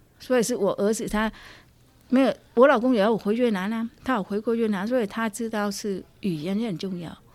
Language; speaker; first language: Chinese; non-native, fluent; Vietnamese